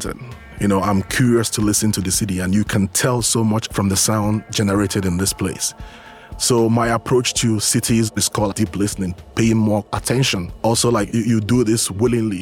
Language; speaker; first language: English; non-native, local second language; Igbo